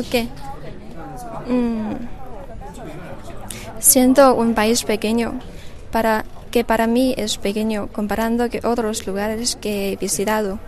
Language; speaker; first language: Spanish; non-native, learner; Chinese